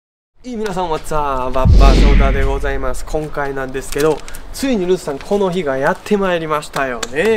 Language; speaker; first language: Japanese; native; Japanese